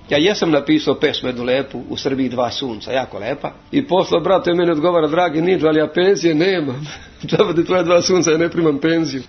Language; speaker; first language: Serbian; native; Serbian